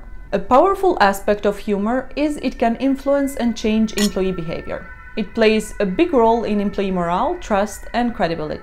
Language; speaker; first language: English; non-native, fluent; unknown